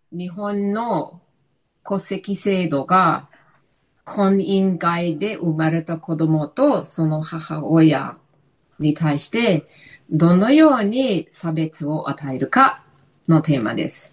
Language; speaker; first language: Japanese; non-native, fluent; English